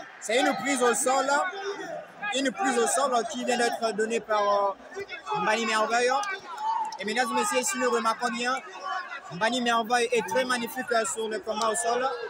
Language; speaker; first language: French; non-native, local second language; Lingala